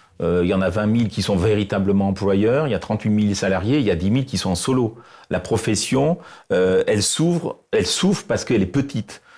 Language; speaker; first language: French; native; French